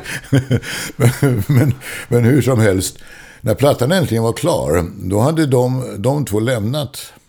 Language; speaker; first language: Swedish; non-native, local second language; English